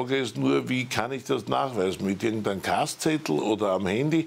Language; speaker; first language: German; native; German